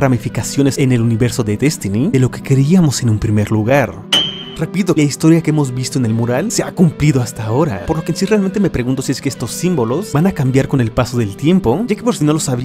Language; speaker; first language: Spanish; native; Spanish